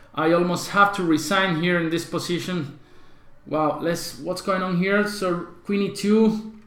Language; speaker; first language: English; non-native, fluent; Spanish